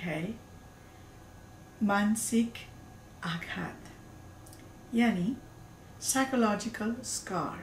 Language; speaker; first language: Hindi; non-native, learner; Bangla